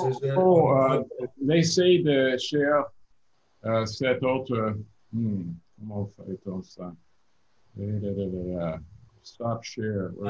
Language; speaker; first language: French; non-native, learner; English